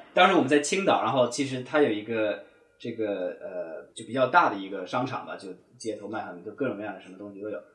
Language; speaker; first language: Chinese; non-native, fluent; English